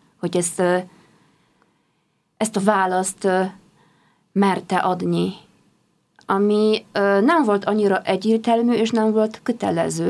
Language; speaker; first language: Hungarian; non-native, fluent; Polish